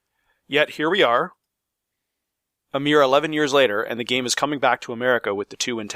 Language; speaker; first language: English; native; English